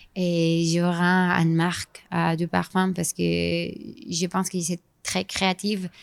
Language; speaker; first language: French; non-native, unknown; Spanish